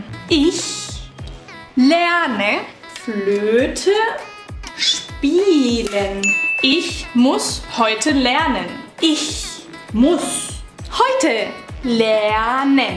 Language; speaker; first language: German; non-native, fluent; Spanish